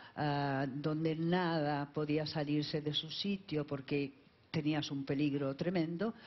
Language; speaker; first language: Spanish; native; Spanish